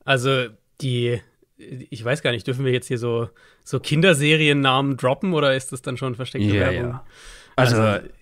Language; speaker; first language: German; native; German